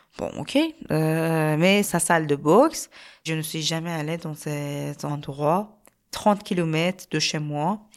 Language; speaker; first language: French; non-native, learner; Persian